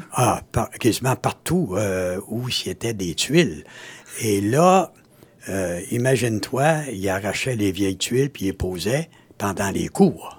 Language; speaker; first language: French; native; French